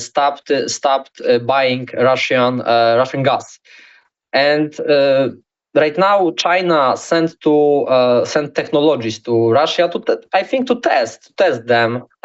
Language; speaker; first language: English; non-native, learner; Polish